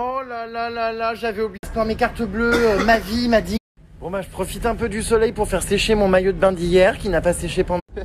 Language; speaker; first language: French; native; French